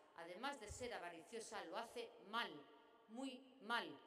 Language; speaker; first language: Spanish; non-native, local second language; Basque